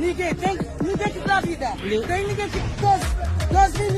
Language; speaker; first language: Portuguese; non-native, learner; Haitian Creole